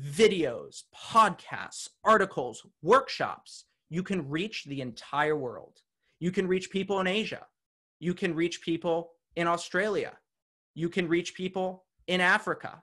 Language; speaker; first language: English; native; English